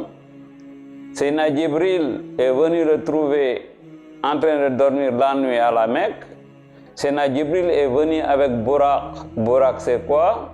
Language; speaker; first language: French; non-native, local second language; Wolof